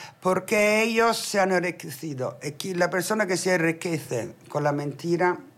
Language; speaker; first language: Spanish; non-native, fluent; Italian